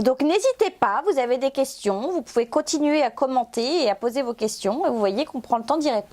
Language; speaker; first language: French; native; French